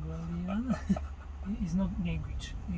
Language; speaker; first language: English; non-native, learner; Polish